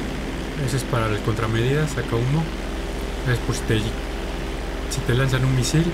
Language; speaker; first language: Spanish; native; Spanish